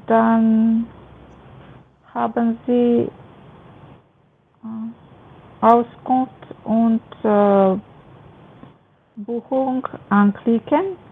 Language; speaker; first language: German; non-native, learner; Macedonian